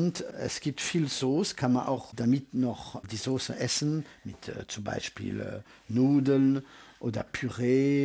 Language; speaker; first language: German; early bilingual, heritage; French